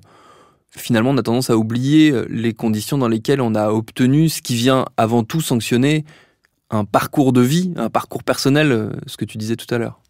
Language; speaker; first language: French; native; French